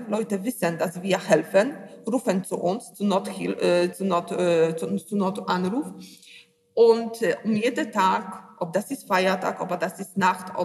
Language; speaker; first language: German; non-native, learner; Polish